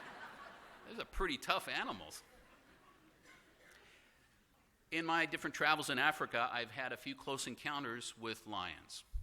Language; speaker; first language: English; native; English